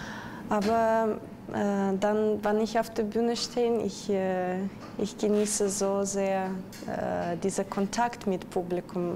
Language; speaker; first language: German; non-native, learner; Russian